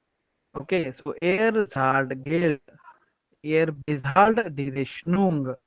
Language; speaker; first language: German; non-native, fluent; Marathi